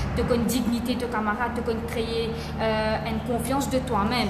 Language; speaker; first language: French; non-native, local second language; Morisyen